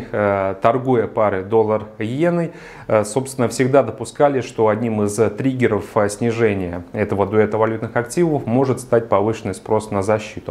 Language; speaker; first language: Russian; native; Russian